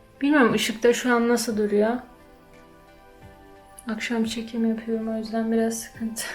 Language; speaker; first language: Turkish; early bilingual, other home language; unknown